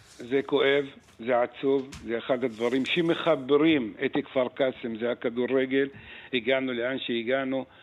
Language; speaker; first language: Hebrew; non-native, local second language; Arabic